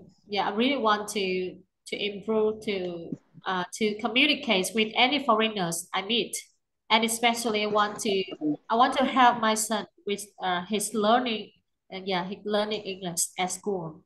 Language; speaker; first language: English; non-native, learner; Vietnamese